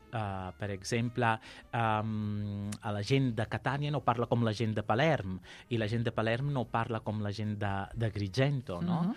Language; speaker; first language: Catalan; non-native, fluent; Sicilian